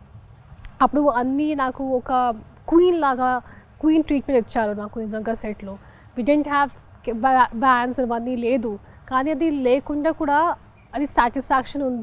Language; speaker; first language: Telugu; non-native, local second language; Hindi